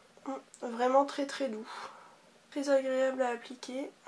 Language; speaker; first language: French; native; French